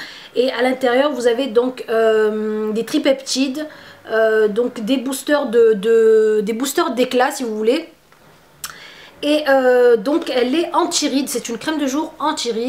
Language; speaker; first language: French; native; French